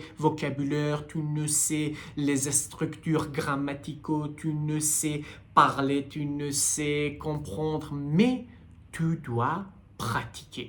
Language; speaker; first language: French; non-native, learner; Persian